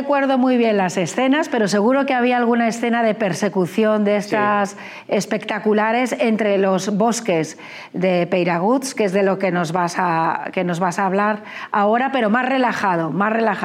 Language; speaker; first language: Spanish; native; Spanish